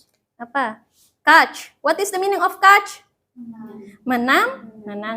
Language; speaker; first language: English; non-native, fluent; Indonesian